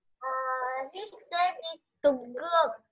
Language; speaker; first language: English; non-native, learner; Vietnamese